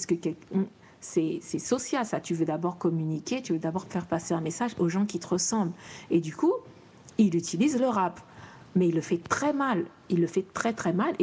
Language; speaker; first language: French; native; French